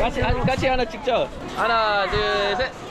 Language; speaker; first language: Korean; non-native, fluent; Dutch